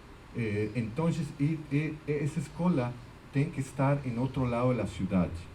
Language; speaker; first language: Portuguese; non-native, fluent; Spanish